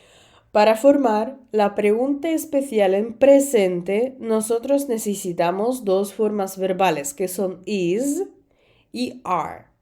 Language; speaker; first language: Spanish; non-native, fluent; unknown